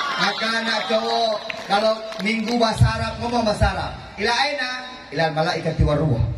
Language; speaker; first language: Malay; non-native, local second language; Achinese